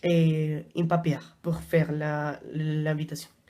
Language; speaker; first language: French; non-native, learner; Spanish